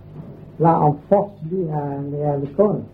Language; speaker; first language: French; non-native, learner; Vietnamese